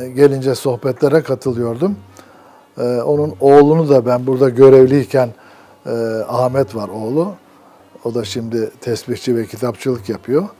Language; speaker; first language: Turkish; native; Turkish